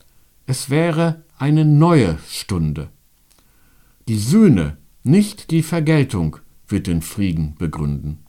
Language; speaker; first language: German; native; German